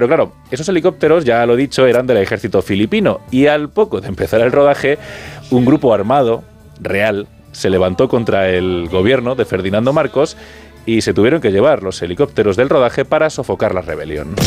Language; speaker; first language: Spanish; native; Spanish